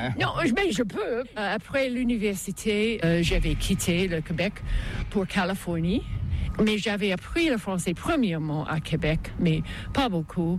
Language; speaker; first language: French; non-native, local second language; English